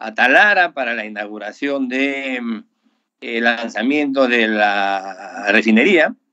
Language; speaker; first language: Spanish; native; Spanish